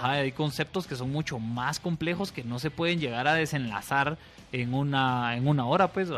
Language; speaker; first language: Spanish; native; Spanish